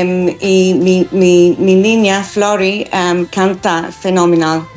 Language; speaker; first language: Spanish; non-native, fluent; English